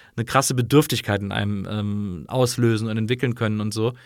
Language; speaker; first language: German; native; German